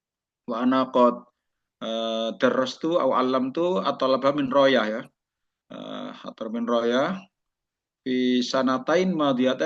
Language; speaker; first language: Arabic; non-native, fluent; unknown